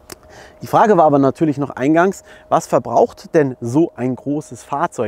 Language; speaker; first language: German; native; German